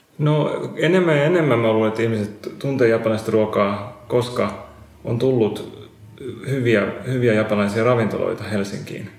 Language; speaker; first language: Finnish; non-native, local second language; Swedish